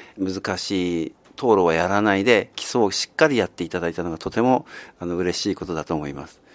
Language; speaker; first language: Japanese; native; Japanese